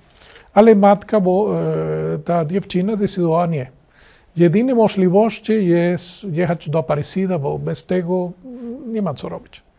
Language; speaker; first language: Polish; non-native, learner; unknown